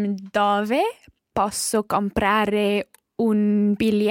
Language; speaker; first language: Italian; non-native, learner; English